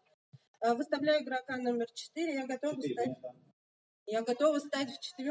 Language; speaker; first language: Russian; native; Russian